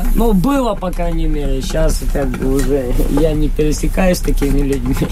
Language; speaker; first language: Russian; non-native, local second language; Ukrainian